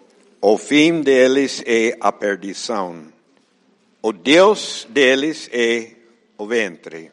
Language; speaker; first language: Portuguese; non-native, fluent; Spanish